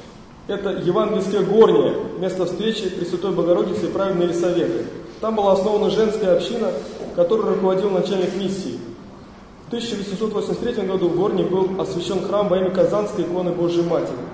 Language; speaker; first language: Russian; native; Russian